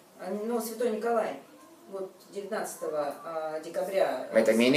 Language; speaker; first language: Russian; native; Russian